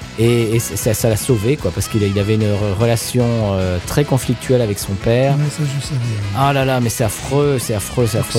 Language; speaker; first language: French; native; French